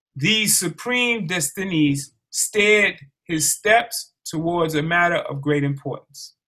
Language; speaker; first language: English; native; English